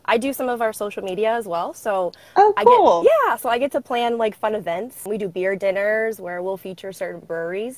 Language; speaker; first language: English; native; English